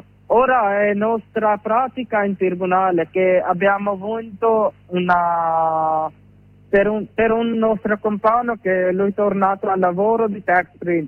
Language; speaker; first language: Italian; non-native, learner; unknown